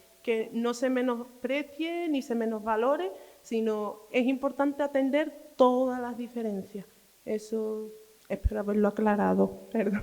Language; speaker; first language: Spanish; early bilingual, other home language; Arabic